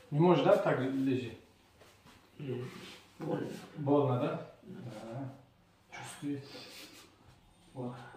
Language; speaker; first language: Russian; non-native, learner; Tajik